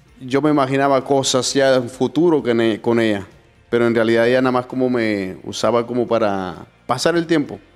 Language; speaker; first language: Spanish; native; Spanish